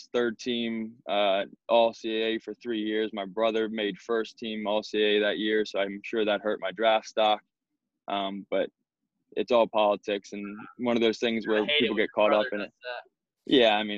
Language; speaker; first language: English; native; English